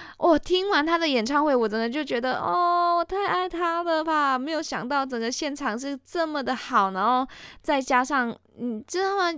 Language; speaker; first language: Chinese; native; Chinese